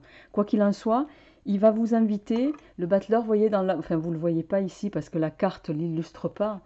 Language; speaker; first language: French; native; French